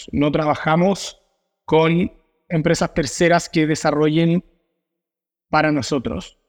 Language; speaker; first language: Spanish; native; Spanish